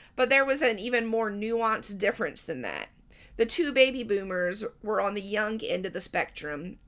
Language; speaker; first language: English; native; English